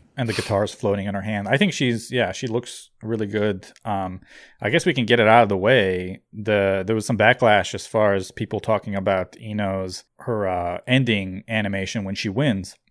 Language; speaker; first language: English; native; English